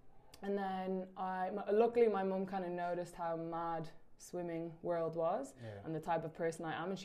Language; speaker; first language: English; native; English